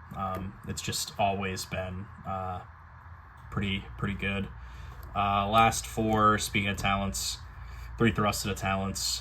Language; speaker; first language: English; native; English